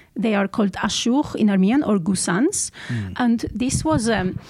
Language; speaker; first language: English; non-native, fluent; Armenian